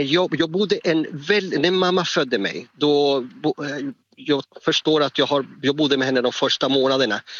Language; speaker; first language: Swedish; non-native, fluent; Spanish